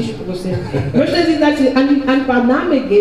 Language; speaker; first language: German; non-native, learner; French